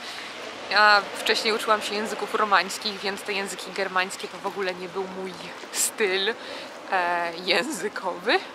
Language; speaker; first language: Polish; native; Polish